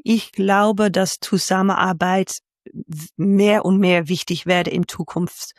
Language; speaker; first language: German; non-native, fluent; Dutch